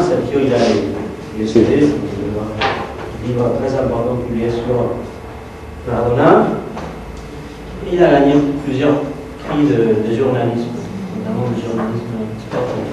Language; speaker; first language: French; non-native, fluent; Spanish